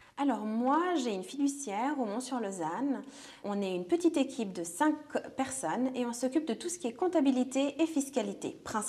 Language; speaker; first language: French; native; French